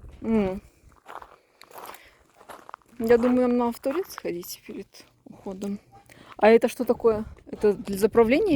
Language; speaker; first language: Russian; native; Russian